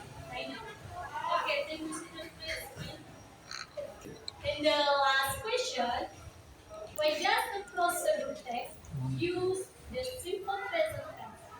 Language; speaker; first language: English; non-native, learner; Indonesian